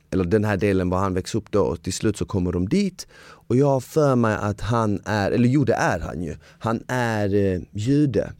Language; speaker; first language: Swedish; early bilingual, other home language; Bosnian